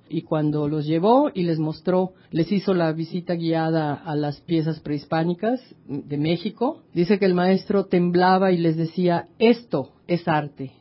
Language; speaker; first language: Spanish; native; Spanish